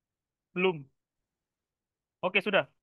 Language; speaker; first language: Indonesian; native; Indonesian